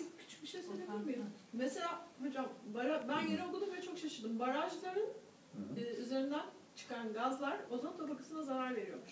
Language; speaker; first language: Turkish; native; Turkish